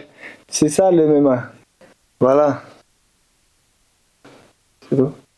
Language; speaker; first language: French; non-native, learner; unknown